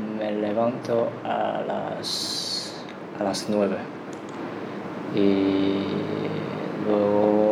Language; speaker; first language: Spanish; non-native, learner; Chinese